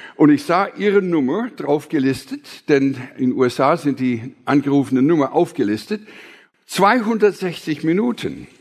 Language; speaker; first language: German; non-native, fluent; English